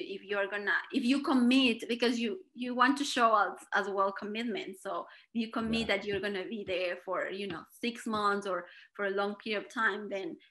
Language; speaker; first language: English; non-native, fluent; Spanish